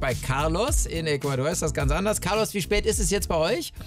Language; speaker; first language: German; native; German